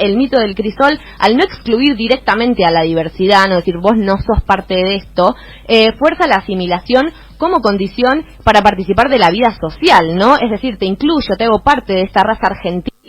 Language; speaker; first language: Spanish; native; Spanish